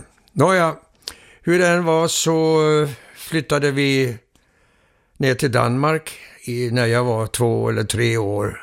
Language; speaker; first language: Swedish; early bilingual, heritage; Swedish